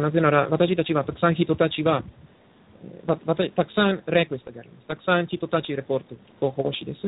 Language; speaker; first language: Japanese; non-native, learner; Italian